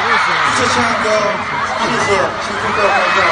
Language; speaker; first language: Chinese; non-native, learner; Korean